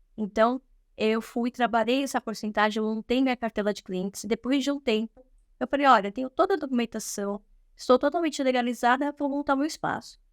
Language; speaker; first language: Portuguese; native; Portuguese